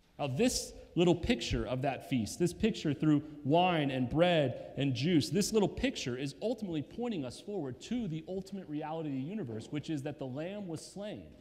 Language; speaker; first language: English; native; English